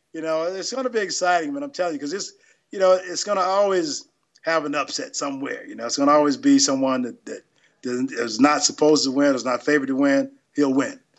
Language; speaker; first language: English; native; English